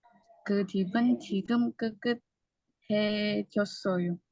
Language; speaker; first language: Korean; non-native, learner; Indonesian